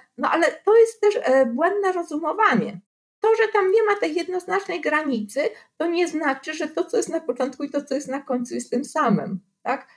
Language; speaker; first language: Polish; native; Polish